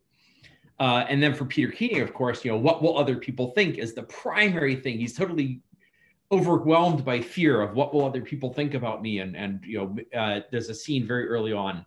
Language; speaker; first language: English; native; English